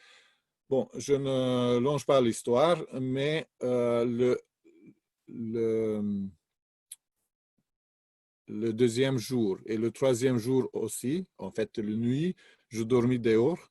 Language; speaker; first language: French; non-native, fluent; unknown